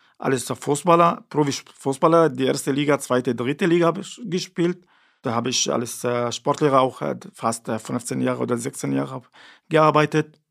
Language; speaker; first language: German; non-native, learner; Kurdish